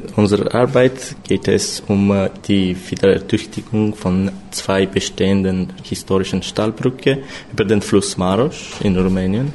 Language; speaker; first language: German; non-native, fluent; Romanian